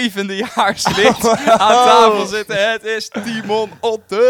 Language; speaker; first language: Dutch; native; Dutch